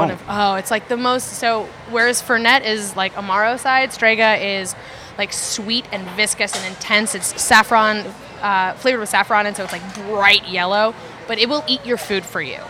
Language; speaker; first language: English; native; English